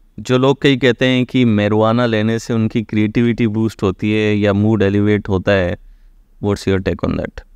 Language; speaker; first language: Hindi; native; Hindi